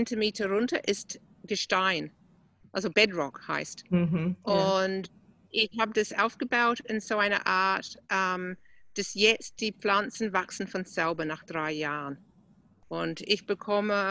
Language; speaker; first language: German; non-native, fluent; English